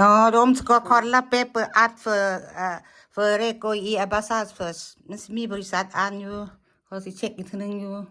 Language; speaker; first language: Swedish; non-native, learner; Thai